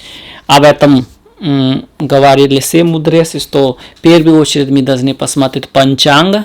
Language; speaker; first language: Russian; non-native, learner; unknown